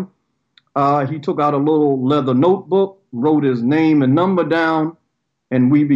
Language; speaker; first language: English; native; English